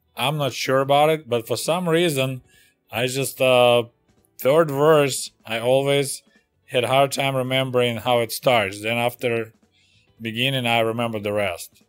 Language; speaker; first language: English; non-native, fluent; Russian